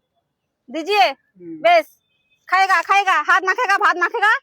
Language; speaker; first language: Hindi; non-native, learner; Bangla